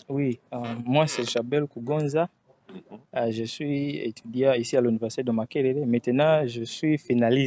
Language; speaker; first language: French; non-native, learner; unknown